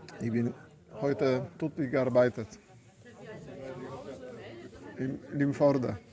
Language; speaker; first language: German; non-native, learner; Polish